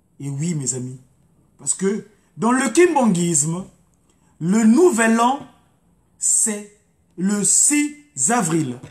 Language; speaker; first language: French; non-native, local second language; Lingala